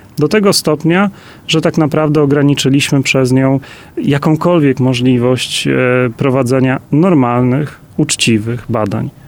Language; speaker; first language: Polish; native; Polish